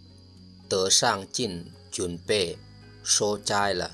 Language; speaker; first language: Chinese; non-native, fluent; Lao